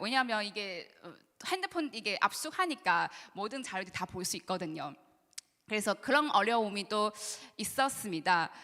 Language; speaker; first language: Korean; non-native, learner; Chinese